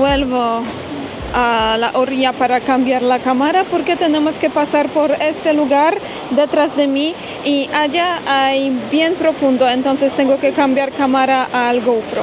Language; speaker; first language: Spanish; non-native, fluent; Polish